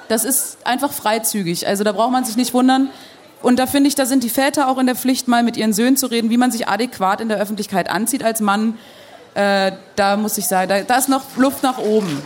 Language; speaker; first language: German; native; German